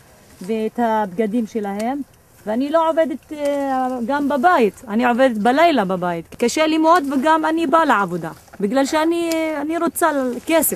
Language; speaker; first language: Hebrew; non-native, local second language; Arabic